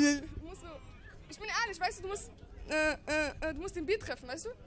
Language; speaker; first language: German; non-native, learner; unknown